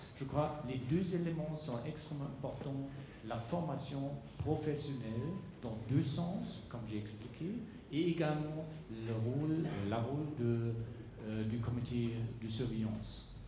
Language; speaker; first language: French; non-native, fluent; German